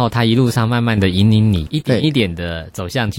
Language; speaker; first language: Chinese; native; Chinese